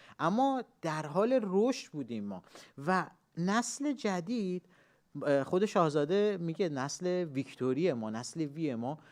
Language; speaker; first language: Persian; native; Persian